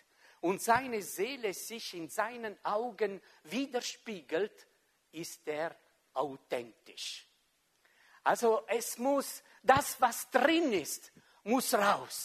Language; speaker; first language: German; non-native, local second language; French